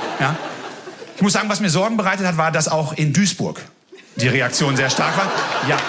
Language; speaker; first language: German; native; German